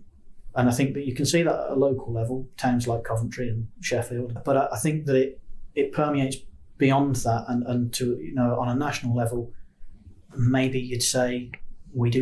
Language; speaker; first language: English; native; English